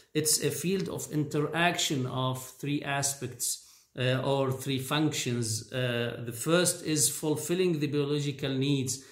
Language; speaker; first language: English; non-native, fluent; Arabic